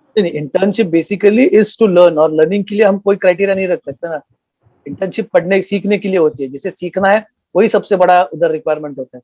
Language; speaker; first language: Hindi; non-native, local second language; Marathi